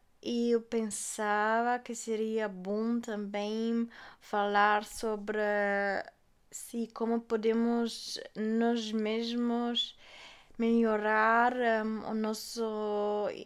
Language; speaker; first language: Portuguese; non-native, fluent; German